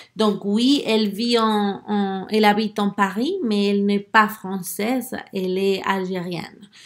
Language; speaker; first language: French; non-native, learner; Spanish